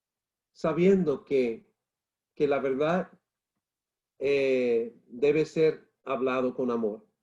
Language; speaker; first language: Spanish; non-native, fluent; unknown